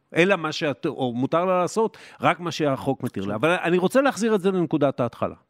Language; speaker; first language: Hebrew; native; Hebrew